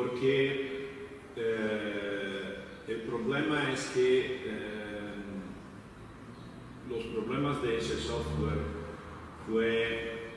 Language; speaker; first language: Spanish; non-native, fluent; Italian